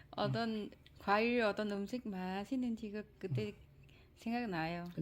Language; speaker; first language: Korean; non-native, learner; Vietnamese